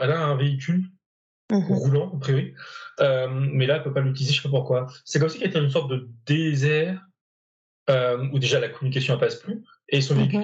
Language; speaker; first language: French; native; French